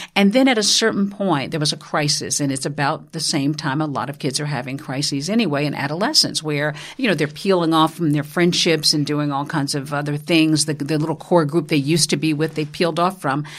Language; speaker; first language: English; native; English